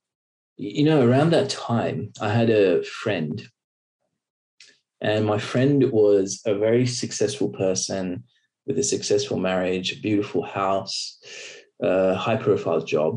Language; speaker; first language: English; native; English